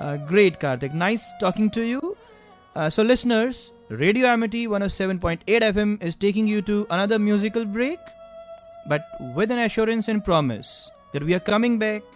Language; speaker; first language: English; non-native, local second language; Hindi